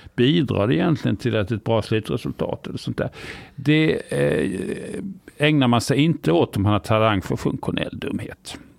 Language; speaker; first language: Swedish; native; Swedish